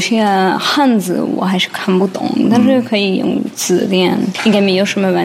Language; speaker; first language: Chinese; non-native, fluent; Hungarian